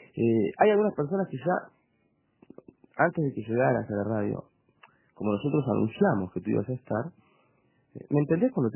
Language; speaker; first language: Spanish; native; Spanish